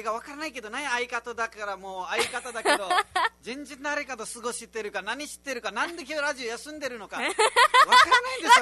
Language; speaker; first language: Japanese; non-native, fluent; Nepali